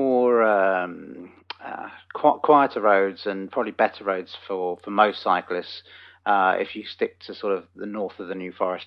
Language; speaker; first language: English; native; English